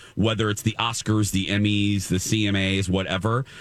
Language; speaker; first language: English; native; English